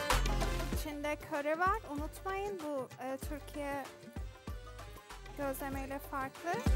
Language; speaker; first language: Turkish; non-native, learner; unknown